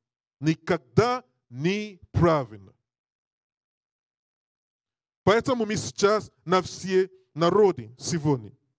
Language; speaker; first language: Russian; non-native, learner; English